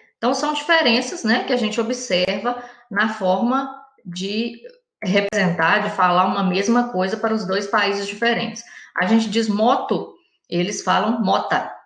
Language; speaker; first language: Portuguese; native; Portuguese